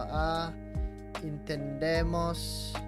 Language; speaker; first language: Spanish; non-native, learner; English